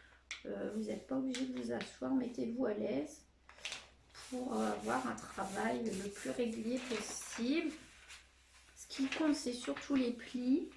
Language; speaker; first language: French; native; French